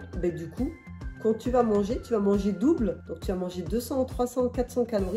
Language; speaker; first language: French; native; French